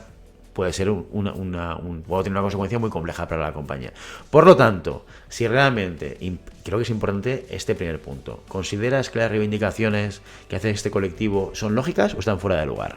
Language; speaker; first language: Spanish; native; Spanish